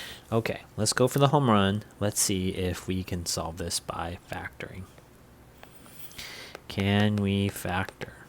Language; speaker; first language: English; native; English